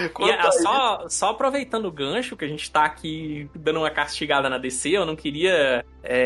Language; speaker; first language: Portuguese; native; Portuguese